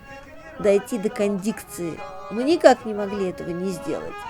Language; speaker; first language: Russian; native; Russian